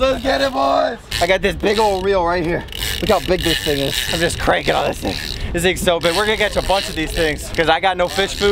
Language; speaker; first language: English; native; English